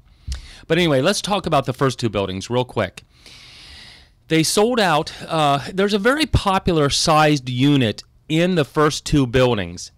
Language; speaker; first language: English; native; English